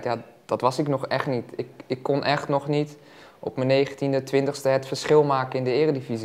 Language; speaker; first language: Dutch; native; Dutch